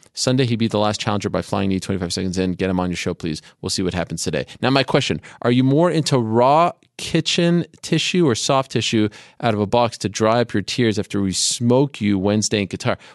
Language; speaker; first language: English; native; English